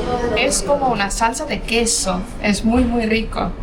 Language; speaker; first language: Spanish; non-native, fluent; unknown